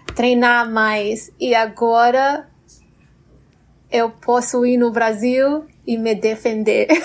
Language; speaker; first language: Portuguese; non-native, fluent; English